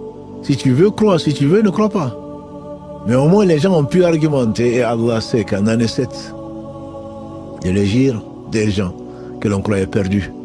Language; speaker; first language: French; native; French